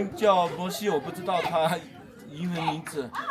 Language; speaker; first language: Chinese; non-native, local second language; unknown